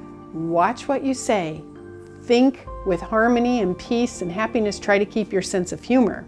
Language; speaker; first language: English; native; English